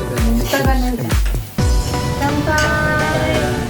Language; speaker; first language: Japanese; non-native, fluent; Filipino